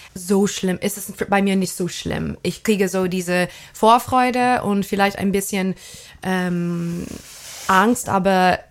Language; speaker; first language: German; non-native, fluent; English